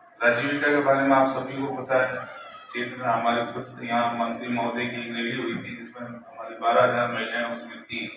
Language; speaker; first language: Hindi; native; Hindi